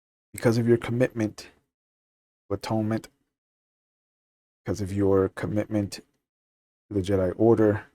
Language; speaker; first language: English; native; English